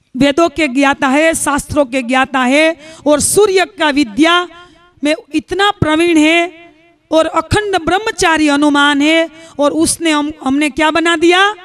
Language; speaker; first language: Hindi; non-native, local second language; Gujarati